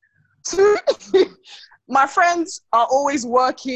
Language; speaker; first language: English; non-native, local second language; Krio